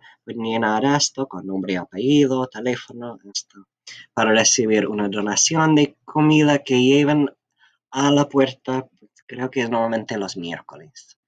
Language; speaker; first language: Spanish; non-native, fluent; English